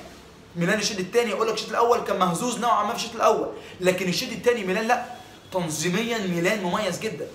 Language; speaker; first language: Arabic; native; Arabic